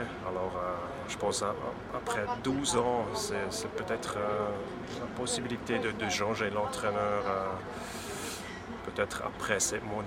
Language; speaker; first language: French; non-native, local second language; German